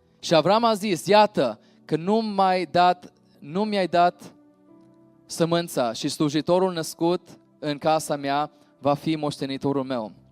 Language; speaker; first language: Romanian; early bilingual, heritage; Romanian